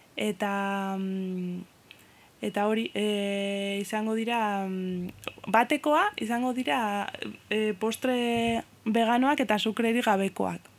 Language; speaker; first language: Basque; non-native, fluent; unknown